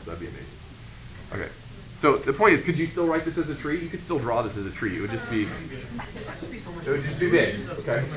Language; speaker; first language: English; native; English